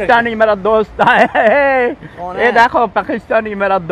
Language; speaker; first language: Hindi; non-native, learner; Bangla